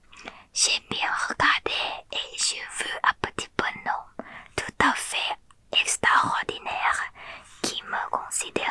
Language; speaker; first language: French; non-native, learner; Thai